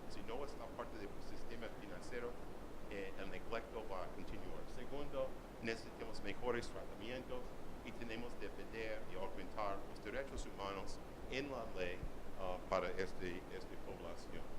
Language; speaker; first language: Spanish; non-native, learner; English